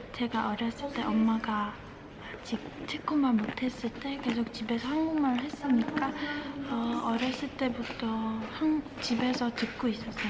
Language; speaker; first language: Korean; early bilingual, heritage; Czech